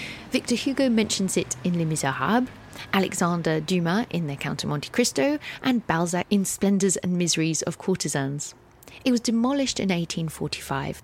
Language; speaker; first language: English; native; English